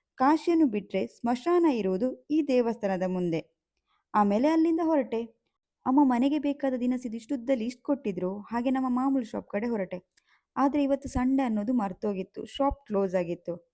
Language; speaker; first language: Kannada; non-native, local second language; Tulu